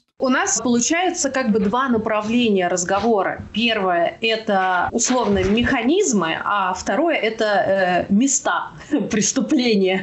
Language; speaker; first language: Russian; native; Russian